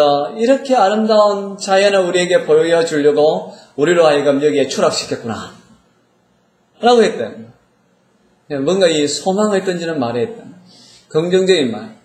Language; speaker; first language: Korean; native; Korean